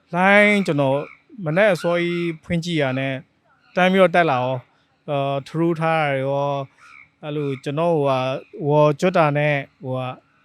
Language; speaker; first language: Burmese; native; Burmese